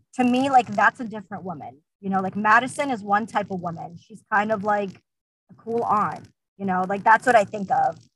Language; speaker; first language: English; early bilingual, other home language; Russian